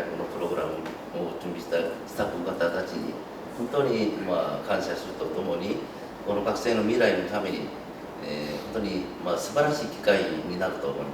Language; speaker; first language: Japanese; non-native, fluent; Korean